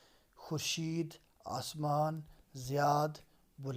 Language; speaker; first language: Persian; non-native, fluent; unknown